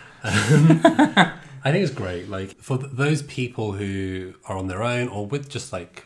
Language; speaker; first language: English; native; English